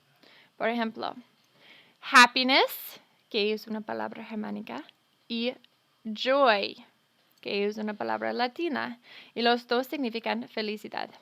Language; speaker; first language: Spanish; non-native, fluent; English